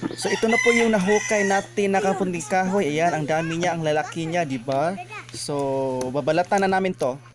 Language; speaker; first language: Filipino; non-native, local second language; Cebuano